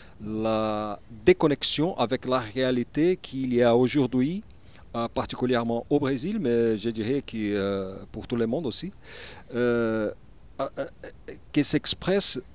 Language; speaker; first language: French; non-native, learner; Portuguese